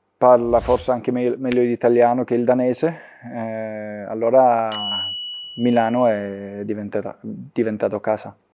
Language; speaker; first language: Italian; non-native, fluent; Danish